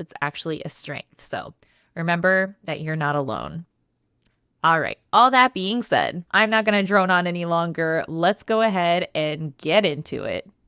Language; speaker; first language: English; native; English